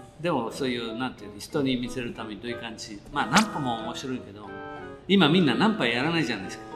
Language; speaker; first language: Japanese; non-native, fluent; Italian